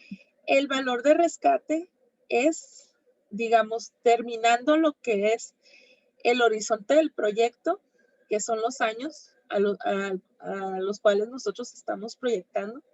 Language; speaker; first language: Spanish; native; Spanish